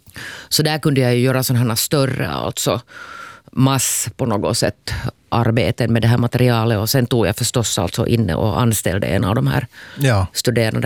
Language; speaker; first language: Swedish; native; Swedish